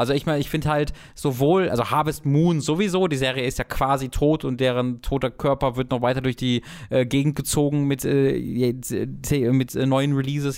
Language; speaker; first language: German; native; German